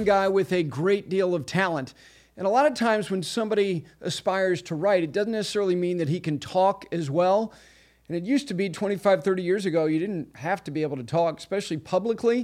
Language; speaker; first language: English; native; English